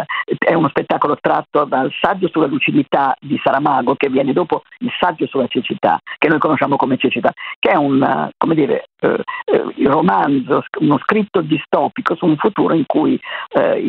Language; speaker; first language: Italian; native; Italian